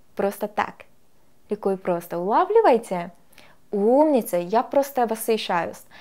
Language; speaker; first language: Russian; non-native, fluent; Korean